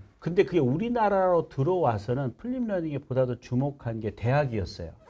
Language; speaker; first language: Korean; native; Korean